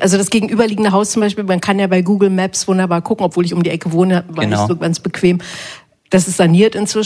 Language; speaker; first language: German; native; German